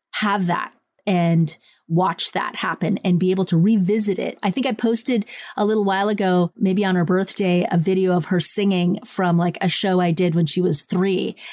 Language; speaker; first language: English; early bilingual, other home language; Italian